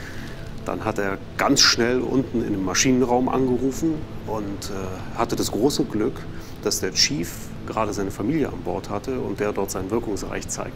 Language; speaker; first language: German; native; German